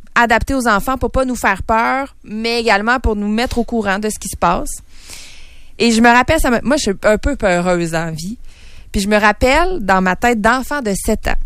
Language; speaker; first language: French; native; French